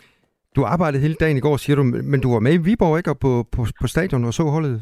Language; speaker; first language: Danish; native; Danish